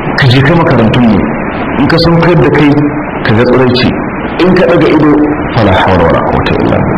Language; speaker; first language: Hausa; native; Hausa